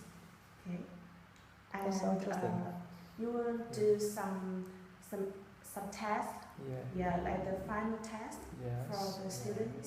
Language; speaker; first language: English; non-native, learner; Vietnamese